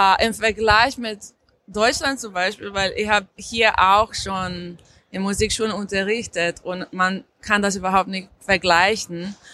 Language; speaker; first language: German; non-native, fluent; Slovenian